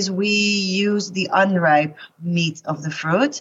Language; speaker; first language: English; non-native, local second language; Filipino